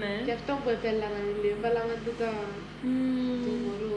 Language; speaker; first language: Greek; early bilingual, heritage; Greek